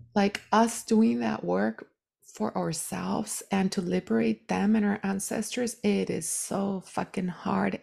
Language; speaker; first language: English; early bilingual, other home language; Spanish